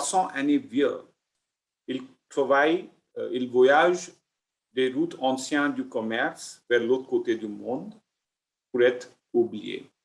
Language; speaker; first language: French; non-native, learner; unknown